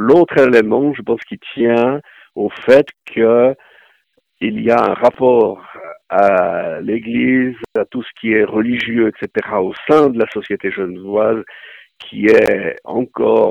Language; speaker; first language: French; native; French